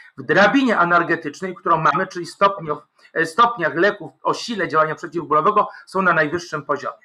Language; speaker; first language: Polish; native; Polish